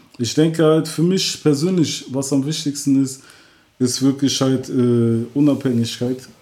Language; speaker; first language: German; early bilingual, other home language; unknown